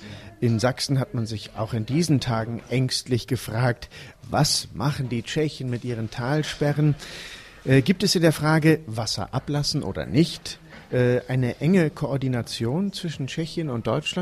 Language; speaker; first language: German; native; German